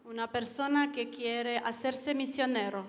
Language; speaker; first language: Spanish; non-native, learner; Romanian